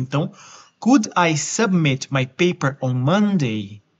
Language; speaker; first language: English; non-native, fluent; Portuguese